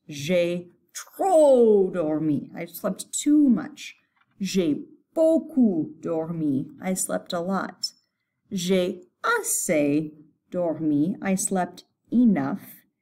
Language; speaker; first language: French; non-native, fluent; English